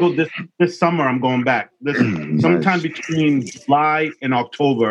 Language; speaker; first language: English; non-native, fluent; Kabuverdianu